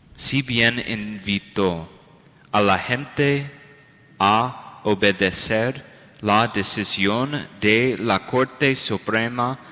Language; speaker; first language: Spanish; non-native, fluent; English